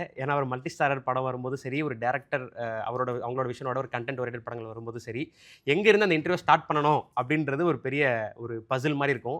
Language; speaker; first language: Tamil; native; Tamil